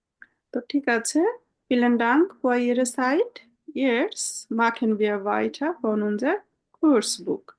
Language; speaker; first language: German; non-native, fluent; Bangla